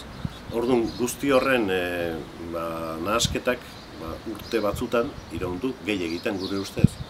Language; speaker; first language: Basque; native; Basque